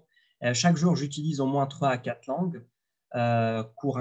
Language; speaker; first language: French; non-native, local second language; Arabic